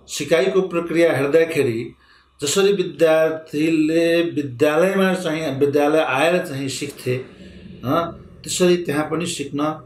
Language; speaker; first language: Nepali; non-native, local second language; Maithili